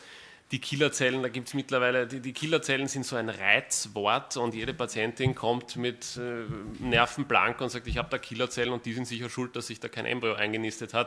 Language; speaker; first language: German; native; German